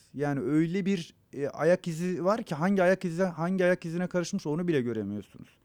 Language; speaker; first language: Turkish; non-native, local second language; Zaza